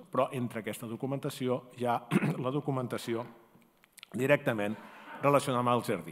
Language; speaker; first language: Catalan; native; Catalan